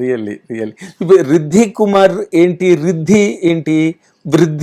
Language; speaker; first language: Telugu; native; Telugu